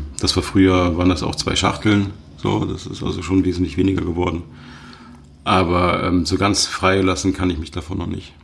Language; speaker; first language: German; native; German